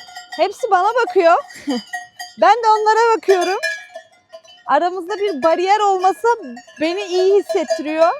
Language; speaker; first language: Turkish; native; Turkish